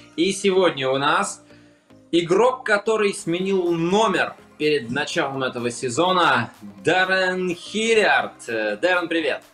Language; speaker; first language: Russian; native; Russian